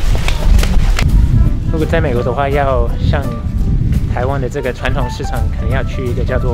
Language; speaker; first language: Chinese; non-native, fluent; English